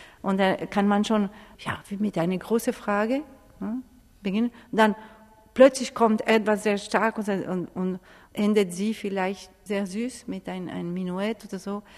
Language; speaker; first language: German; non-native, fluent; Italian